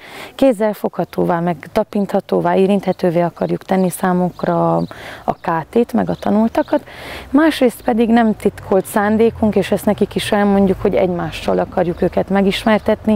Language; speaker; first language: Hungarian; native; Hungarian